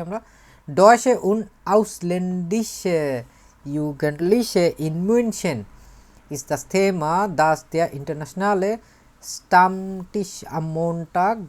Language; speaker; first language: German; non-native, fluent; Bangla